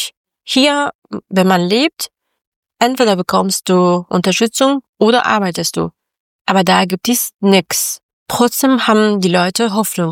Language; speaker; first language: German; non-native, learner; Persian